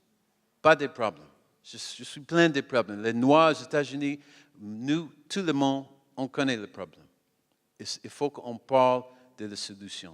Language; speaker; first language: French; non-native, learner; English